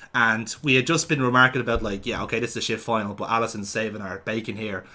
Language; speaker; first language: English; native; English